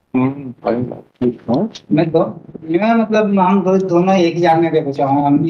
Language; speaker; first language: Hindi; native; Hindi